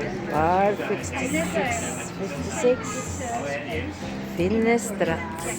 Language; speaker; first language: English; non-native, learner; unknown